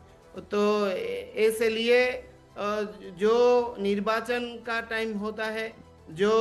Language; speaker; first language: Hindi; non-native, learner; Bangla